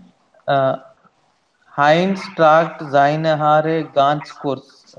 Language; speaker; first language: German; non-native, learner; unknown